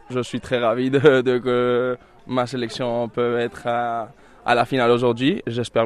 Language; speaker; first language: French; non-native, fluent; Spanish